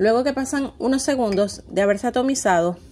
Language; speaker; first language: Spanish; native; Spanish